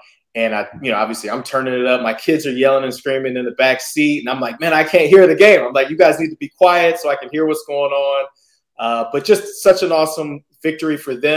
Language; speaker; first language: English; native; English